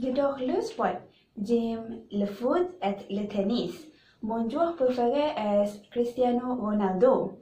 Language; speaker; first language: French; non-native, learner; Malay